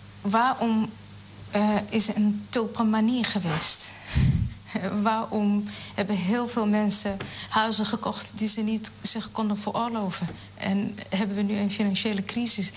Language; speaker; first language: Dutch; non-native, fluent; Somali